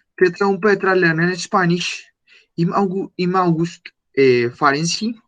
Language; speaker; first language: German; non-native, learner; Spanish